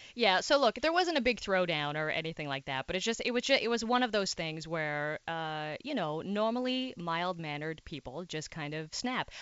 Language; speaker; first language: English; native; English